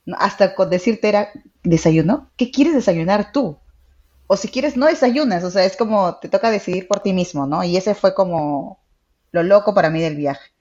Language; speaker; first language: Spanish; native; Spanish